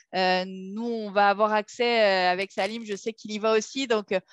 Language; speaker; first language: French; native; French